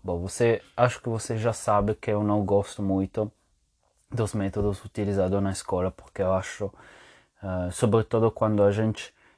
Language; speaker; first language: Portuguese; non-native, fluent; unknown